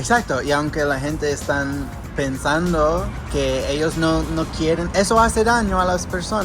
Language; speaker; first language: Spanish; non-native, fluent; English